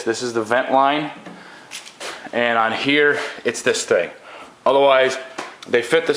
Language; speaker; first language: English; native; English